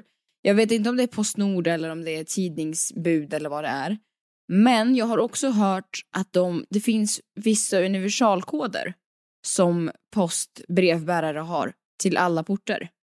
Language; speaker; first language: Swedish; native; Swedish